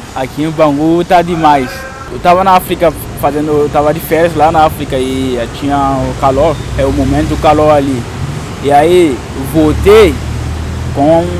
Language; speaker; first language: Portuguese; non-native, fluent; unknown